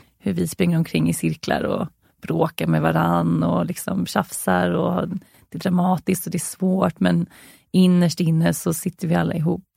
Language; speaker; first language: Swedish; native; Swedish